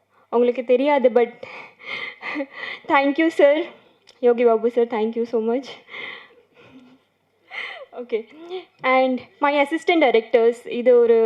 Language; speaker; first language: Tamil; non-native, learner; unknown